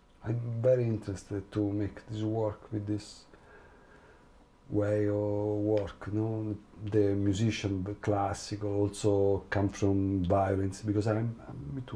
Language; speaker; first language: English; non-native, learner; Italian